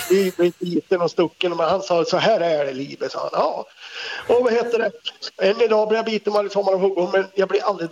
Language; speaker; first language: Swedish; native; Swedish